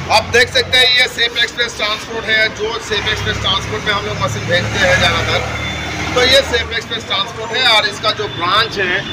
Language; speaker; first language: Hindi; non-native, local second language; Bangla